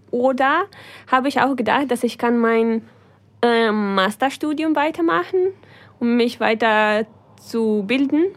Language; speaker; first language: German; non-native, fluent; Ukrainian